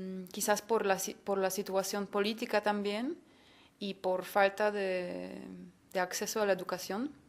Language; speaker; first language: Spanish; non-native, fluent; Polish